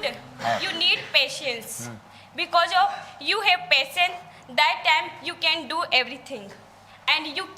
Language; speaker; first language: English; non-native, learner; Hindi